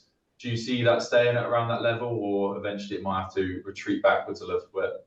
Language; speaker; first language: English; native; English